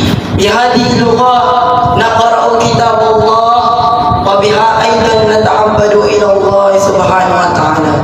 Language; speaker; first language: Arabic; non-native, learner; Malay